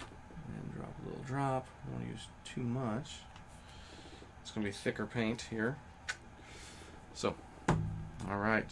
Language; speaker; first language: English; native; English